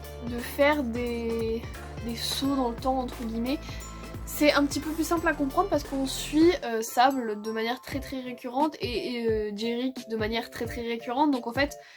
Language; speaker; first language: French; native; French